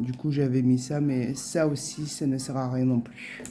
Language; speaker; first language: French; native; French